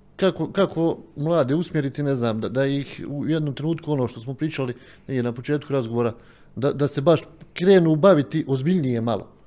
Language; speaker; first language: Croatian; native; Croatian